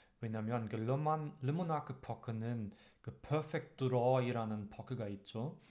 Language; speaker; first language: Korean; non-native, learner; German